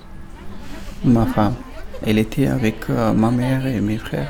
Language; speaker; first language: French; non-native, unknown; Pashto